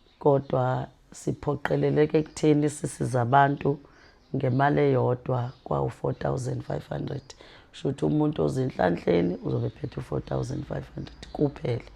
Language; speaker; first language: Zulu; native; Zulu